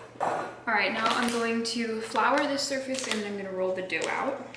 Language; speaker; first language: English; native; English